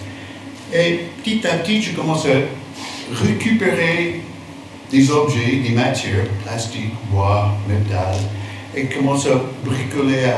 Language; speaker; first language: French; non-native, fluent; English